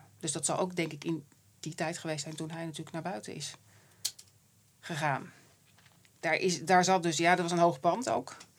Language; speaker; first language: Dutch; native; Dutch